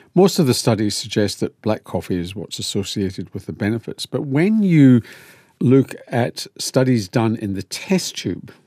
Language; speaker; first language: English; native; English